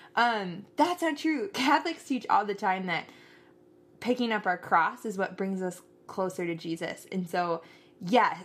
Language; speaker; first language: English; native; English